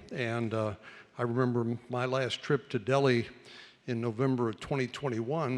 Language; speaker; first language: English; native; English